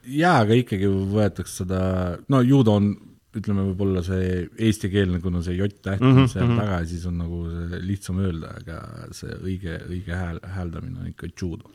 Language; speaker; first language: Estonian; non-native, local second language; Russian